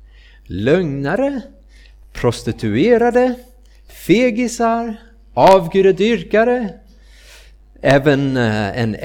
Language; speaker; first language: Swedish; non-native, fluent; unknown